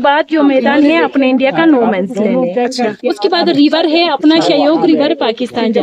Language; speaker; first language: Hindi; non-native, local second language; Balti